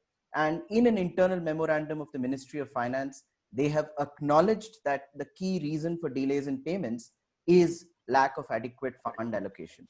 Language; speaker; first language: English; non-native, local second language; Hindi